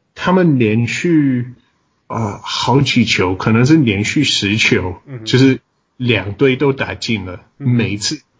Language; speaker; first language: Chinese; non-native, fluent; English